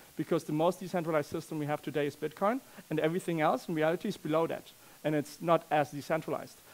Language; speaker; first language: English; non-native, fluent; German